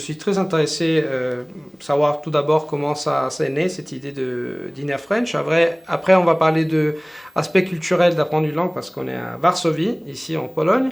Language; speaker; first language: French; non-native, fluent; Italian